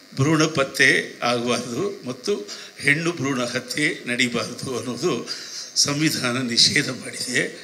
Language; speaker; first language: Kannada; native; Kannada